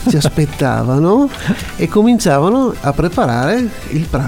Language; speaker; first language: Italian; native; Italian